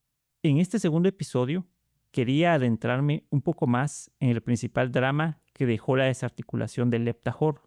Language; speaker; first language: Spanish; native; Spanish